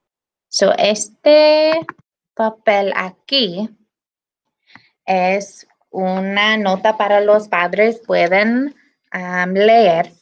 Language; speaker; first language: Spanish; non-native, learner; English